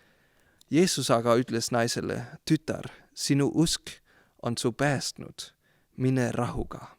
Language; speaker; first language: Estonian; non-native, fluent; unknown